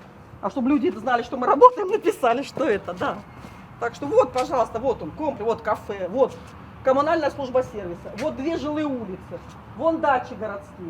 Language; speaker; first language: Russian; native; Russian